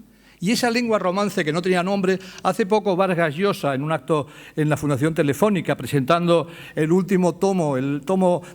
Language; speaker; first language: Spanish; native; Spanish